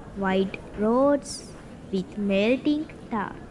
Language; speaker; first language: English; non-native, local second language; Sinhala